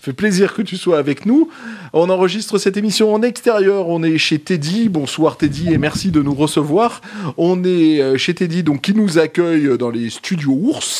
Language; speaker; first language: French; native; French